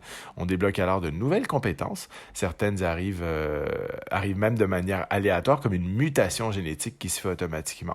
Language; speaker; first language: French; native; French